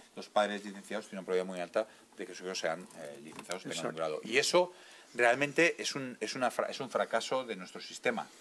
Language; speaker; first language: Spanish; native; Spanish